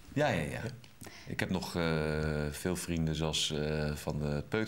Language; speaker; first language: Dutch; native; Dutch